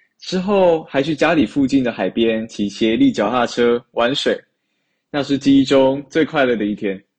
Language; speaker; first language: Chinese; native; Chinese